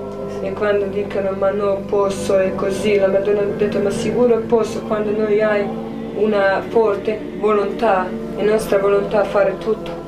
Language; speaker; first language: Italian; non-native, learner; Croatian